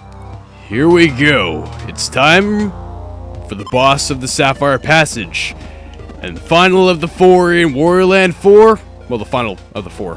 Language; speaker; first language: English; native; English